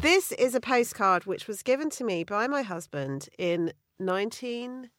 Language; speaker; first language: English; native; English